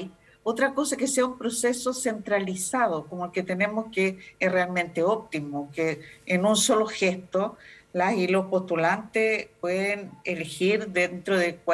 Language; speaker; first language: Spanish; native; Spanish